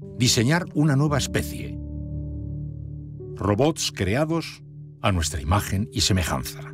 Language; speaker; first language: Spanish; native; Spanish